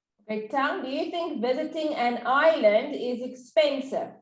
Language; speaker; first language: English; non-native, fluent; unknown